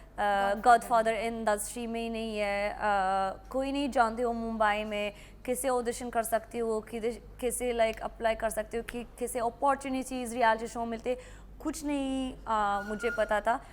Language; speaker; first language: Hindi; non-native, learner; Arabic